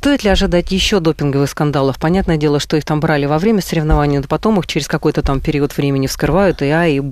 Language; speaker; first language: Russian; native; Russian